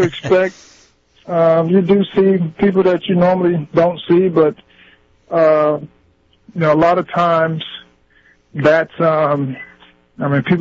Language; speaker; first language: English; native; English